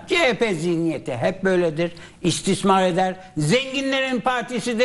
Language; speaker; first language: Turkish; native; Turkish